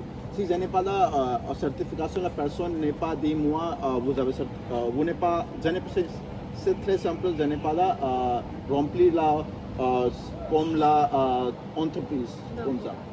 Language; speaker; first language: French; non-native, learner; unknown